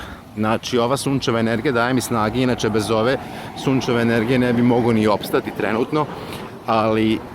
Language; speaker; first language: Bosnian; native; Bosnian